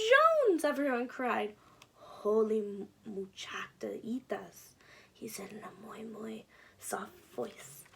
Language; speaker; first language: English; native; English